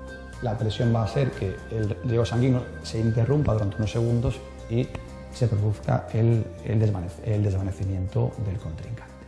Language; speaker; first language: Spanish; native; Spanish